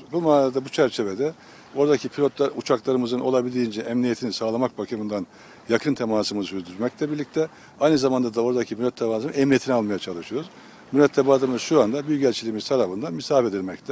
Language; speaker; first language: Turkish; native; Turkish